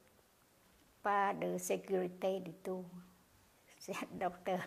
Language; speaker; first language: French; non-native, learner; Khmer